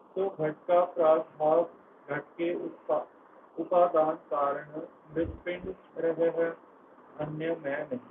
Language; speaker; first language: Hindi; non-native, local second language; Punjabi